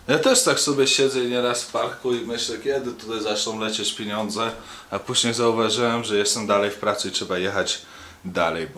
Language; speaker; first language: Polish; early bilingual, heritage; Polish